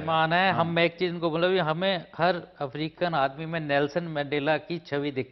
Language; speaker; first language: Hindi; native; Hindi